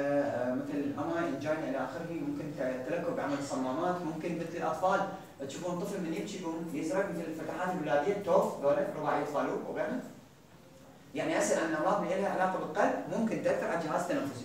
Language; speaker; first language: Arabic; native; Arabic